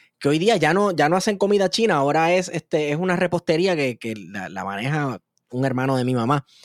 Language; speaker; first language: Spanish; native; Spanish